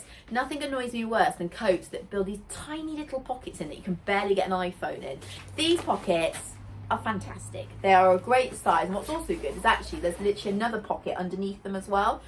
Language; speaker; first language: English; native; English